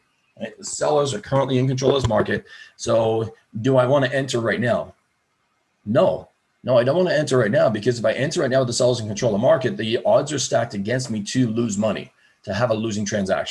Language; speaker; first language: English; native; English